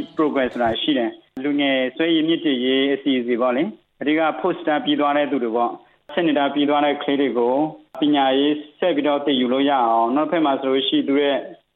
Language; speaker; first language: Burmese; non-native, local second language; S'gaw Karen